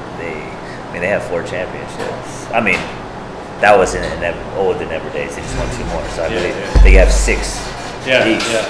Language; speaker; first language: English; native; English